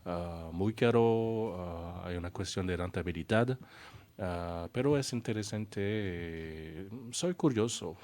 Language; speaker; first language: Spanish; non-native, learner; French